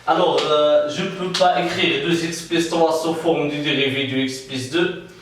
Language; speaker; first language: French; non-native, local second language; Arabic